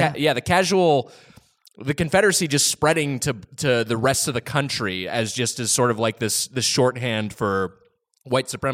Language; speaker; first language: English; native; English